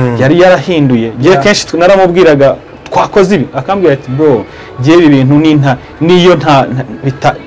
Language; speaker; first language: Kinyarwanda; native; Kinyarwanda